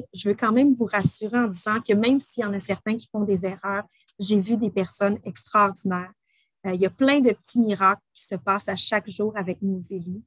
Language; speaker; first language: French; native; French